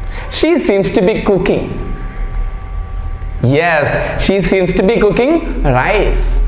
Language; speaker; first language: English; non-native, local second language; Malayalam